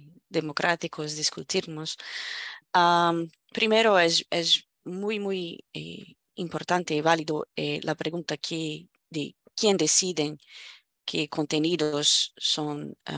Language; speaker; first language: Spanish; non-native, fluent; Portuguese